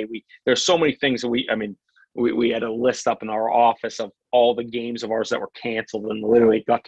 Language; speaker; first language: English; native; English